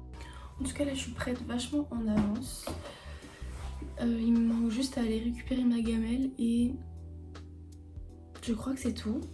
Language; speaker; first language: French; native; French